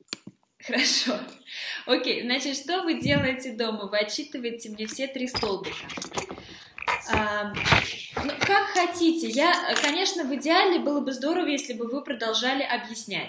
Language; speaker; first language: Russian; native; Russian